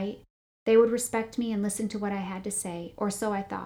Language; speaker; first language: English; native; English